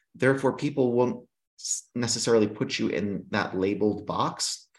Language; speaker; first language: English; early bilingual, other home language; Greek